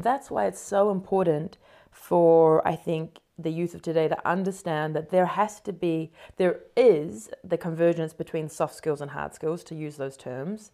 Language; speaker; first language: English; native; English